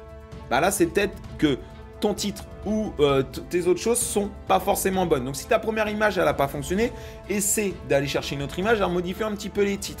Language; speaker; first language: French; native; French